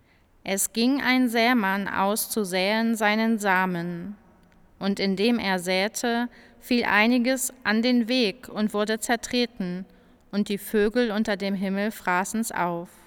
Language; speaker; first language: German; native; German